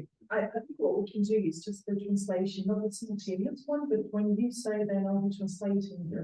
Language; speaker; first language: English; non-native, fluent; Russian